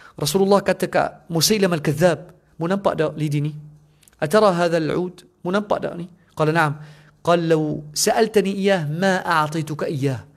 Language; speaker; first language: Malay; non-native, fluent; Arabic